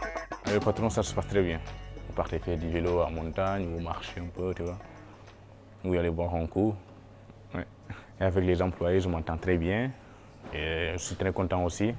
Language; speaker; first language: French; non-native, local second language; Wolof